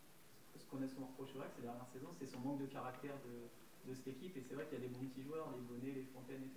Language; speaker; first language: French; native; French